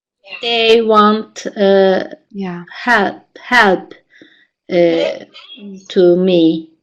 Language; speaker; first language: English; non-native, learner; Turkish